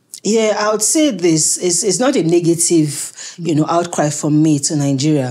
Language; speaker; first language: English; native; English